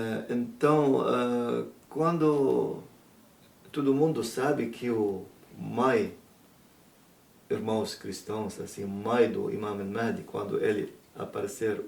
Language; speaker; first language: Portuguese; non-native, learner; Arabic